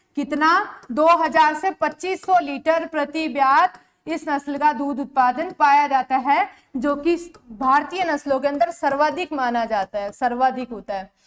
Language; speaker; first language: Hindi; native; Hindi